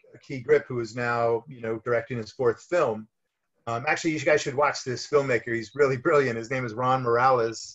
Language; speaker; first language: English; native; English